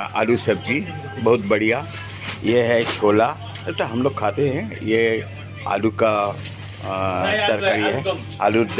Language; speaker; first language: Hindi; non-native, local second language; Bangla